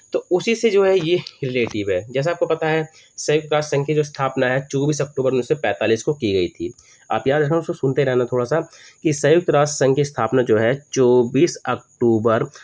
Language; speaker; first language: Hindi; native; Hindi